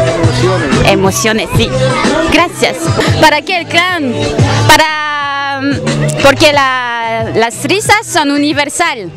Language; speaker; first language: Spanish; non-native, learner; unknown